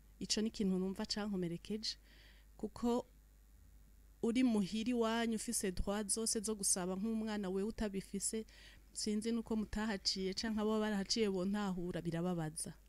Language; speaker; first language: Rundi; native; Rundi